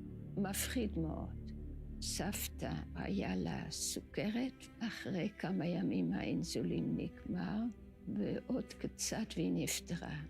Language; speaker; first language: Hebrew; early bilingual, other home language; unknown